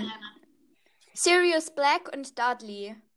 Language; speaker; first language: German; native; German